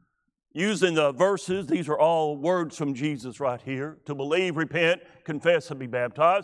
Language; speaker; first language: English; native; English